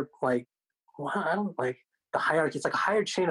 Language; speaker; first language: English; early bilingual, other home language; Korean